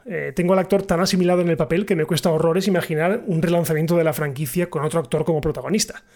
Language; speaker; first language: Spanish; native; Spanish